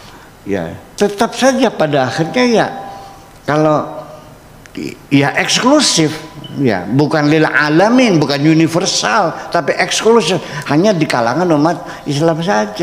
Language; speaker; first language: Indonesian; native; Indonesian